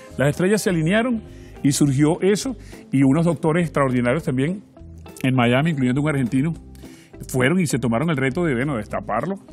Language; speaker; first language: Spanish; native; Spanish